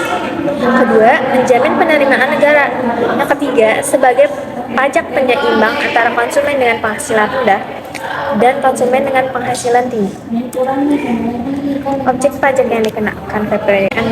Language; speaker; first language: Indonesian; native; Indonesian